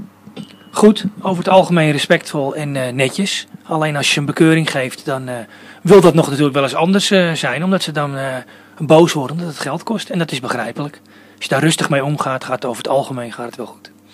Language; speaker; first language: Dutch; native; Dutch